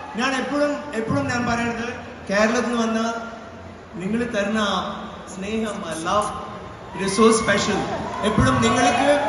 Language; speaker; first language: Malayalam; non-native, learner; Tamil